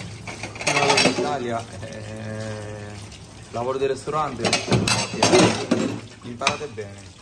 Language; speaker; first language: Italian; non-native, learner; Bangla